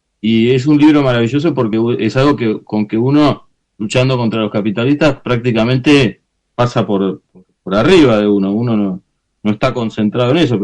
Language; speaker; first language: Spanish; native; Spanish